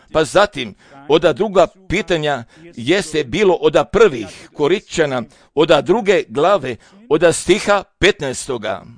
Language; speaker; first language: Croatian; non-native, fluent; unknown